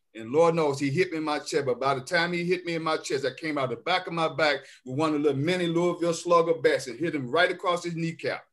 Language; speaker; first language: English; native; English